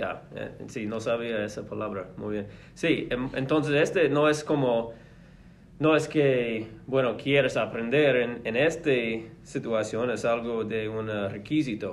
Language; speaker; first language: Spanish; non-native, fluent; English